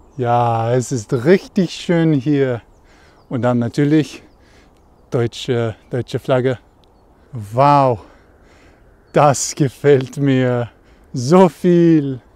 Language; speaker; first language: German; non-native, learner; Russian